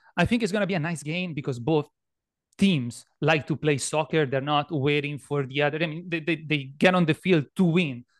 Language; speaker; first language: English; non-native, fluent; Italian